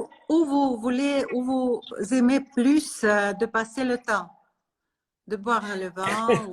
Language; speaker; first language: French; non-native, learner; Russian